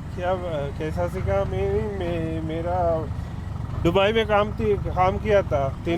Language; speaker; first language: Hindi; non-native, learner; Tamil